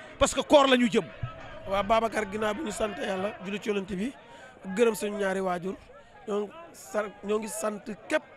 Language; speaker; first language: Wolof; non-native, local second language; Serer